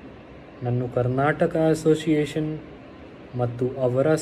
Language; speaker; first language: Kannada; non-native, local second language; Hindi